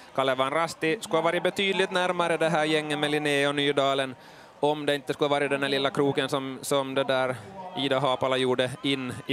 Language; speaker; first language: Swedish; native; Swedish